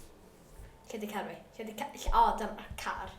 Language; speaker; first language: Welsh; non-native, local second language; English